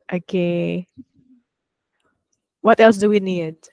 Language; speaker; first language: English; non-native, fluent; Vietnamese